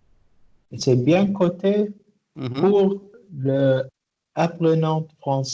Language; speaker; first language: French; non-native, learner; Arabic